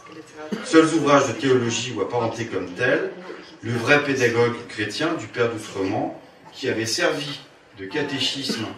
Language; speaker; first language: French; native; French